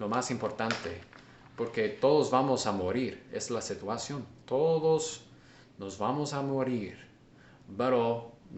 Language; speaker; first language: Spanish; non-native, learner; English